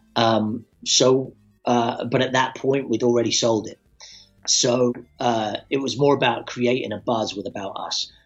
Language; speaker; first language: English; native; English